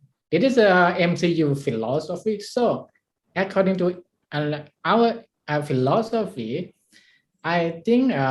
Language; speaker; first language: English; non-native, learner; Thai